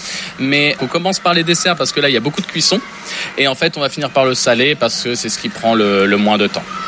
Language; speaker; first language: French; native; French